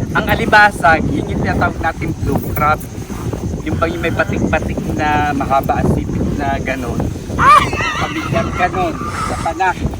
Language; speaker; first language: Filipino; native; Filipino